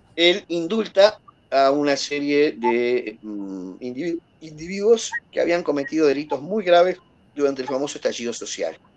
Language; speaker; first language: Spanish; native; Spanish